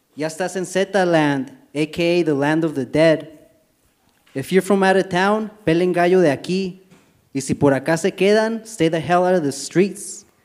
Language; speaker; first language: Spanish; early bilingual, heritage; Spanish